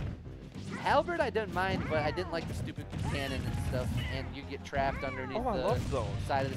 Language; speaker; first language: English; native; English